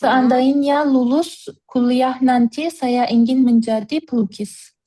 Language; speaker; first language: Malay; non-native, learner; Turkish